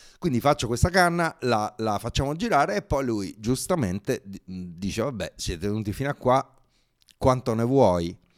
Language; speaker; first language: Italian; native; Italian